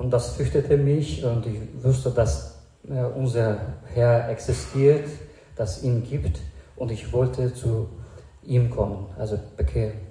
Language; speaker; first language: German; non-native, fluent; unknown